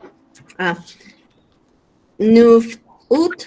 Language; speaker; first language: French; non-native, learner; Spanish